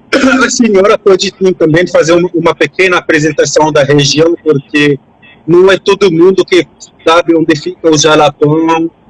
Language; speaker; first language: Portuguese; non-native, fluent; French